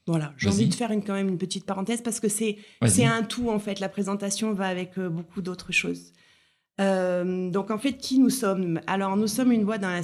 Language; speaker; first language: French; native; French